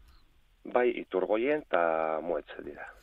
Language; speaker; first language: Basque; non-native, local second language; Spanish